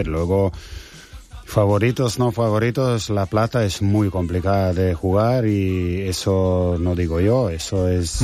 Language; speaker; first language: Spanish; non-native, fluent; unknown